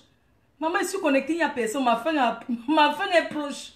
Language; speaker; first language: French; non-native, local second language; Lingala